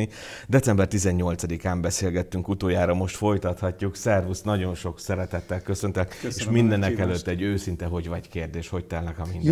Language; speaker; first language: Hungarian; native; Hungarian